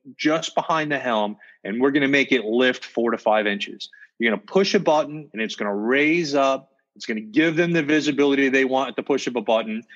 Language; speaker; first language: English; native; English